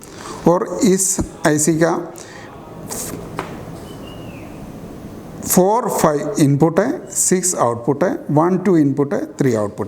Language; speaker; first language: Hindi; native; Hindi